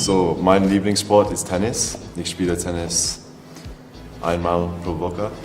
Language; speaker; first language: German; non-native, learner; English